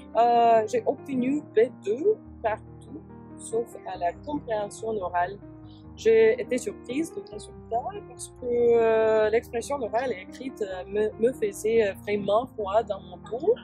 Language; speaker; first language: French; non-native, fluent; English